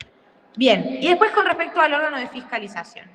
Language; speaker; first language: Spanish; native; Spanish